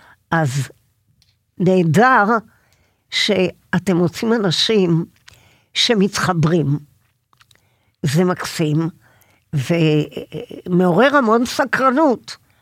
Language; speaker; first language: Hebrew; native; Hebrew